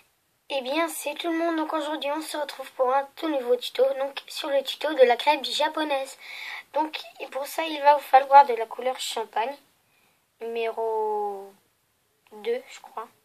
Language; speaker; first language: French; native; French